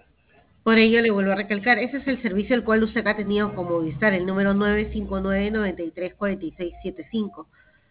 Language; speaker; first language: Spanish; native; Spanish